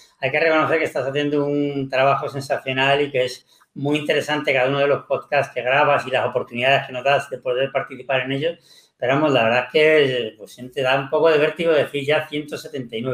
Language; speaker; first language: Spanish; native; Spanish